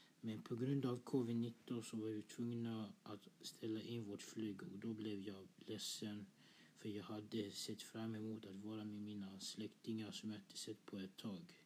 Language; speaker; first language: Swedish; early bilingual, other home language; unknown